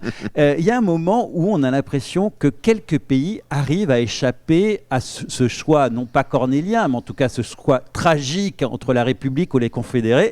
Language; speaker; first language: French; native; French